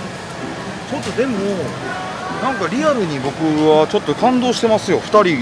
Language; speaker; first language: Japanese; native; Japanese